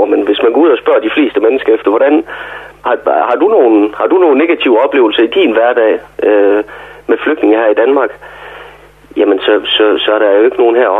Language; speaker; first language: Danish; native; Danish